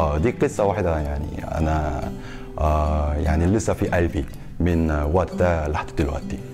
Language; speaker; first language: Egyptian Arabic; non-native, fluent; Korean